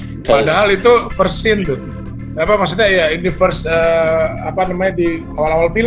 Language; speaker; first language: Indonesian; native; Indonesian